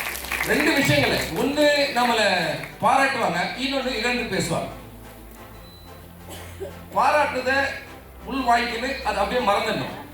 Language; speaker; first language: Tamil; native; Tamil